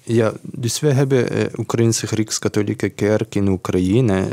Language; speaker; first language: Dutch; non-native, learner; Ukrainian